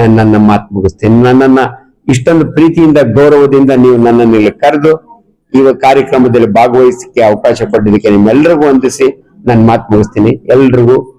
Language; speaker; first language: Kannada; native; Kannada